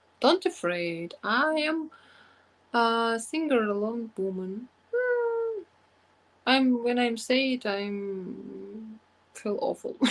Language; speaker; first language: English; non-native, learner; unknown